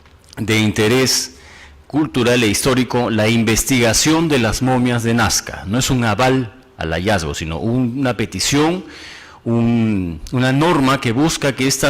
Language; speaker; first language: Spanish; native; Spanish